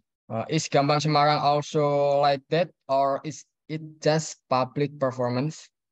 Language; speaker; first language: English; non-native, learner; Indonesian